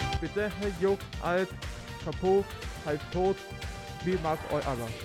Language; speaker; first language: German; non-native, learner; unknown